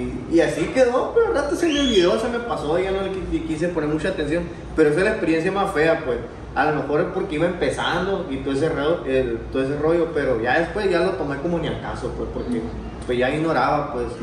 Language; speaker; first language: Spanish; native; Spanish